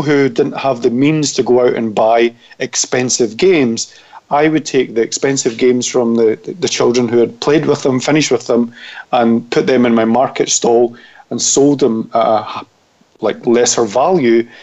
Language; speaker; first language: English; native; English